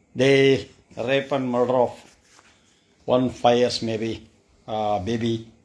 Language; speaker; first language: English; non-native, local second language; Kannada